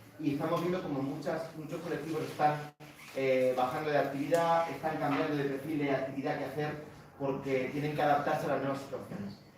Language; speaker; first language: Spanish; native; Spanish